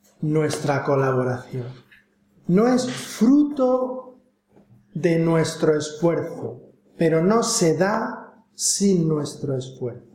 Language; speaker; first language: Spanish; native; Spanish